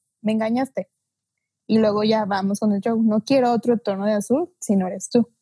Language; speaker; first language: Spanish; native; Spanish